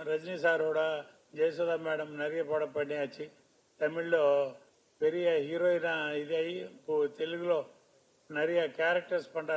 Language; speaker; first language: Tamil; non-native, learner; Telugu